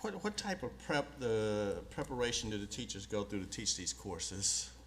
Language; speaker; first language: English; native; English